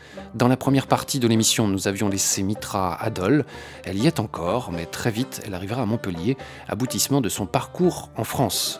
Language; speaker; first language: French; native; French